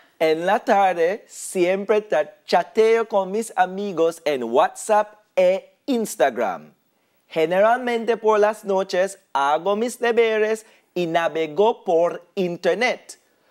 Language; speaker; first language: Spanish; non-native, fluent; English